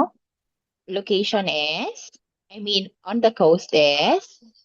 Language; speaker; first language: English; non-native, local second language; Filipino